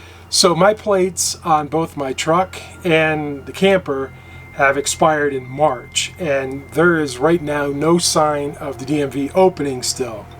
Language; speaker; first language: English; native; English